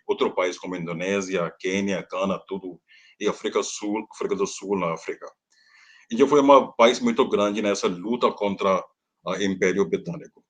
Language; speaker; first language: Portuguese; non-native, learner; Hindi